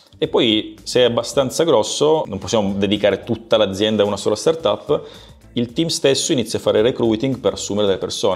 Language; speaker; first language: Italian; native; Italian